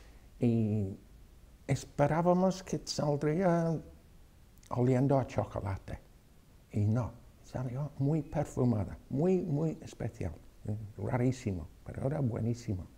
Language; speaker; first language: Spanish; non-native, fluent; English